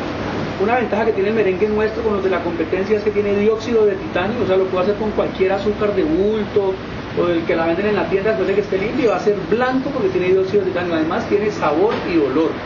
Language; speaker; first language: Spanish; native; Spanish